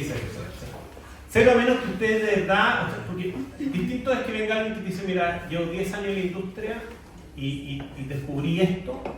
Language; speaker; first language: Spanish; native; Spanish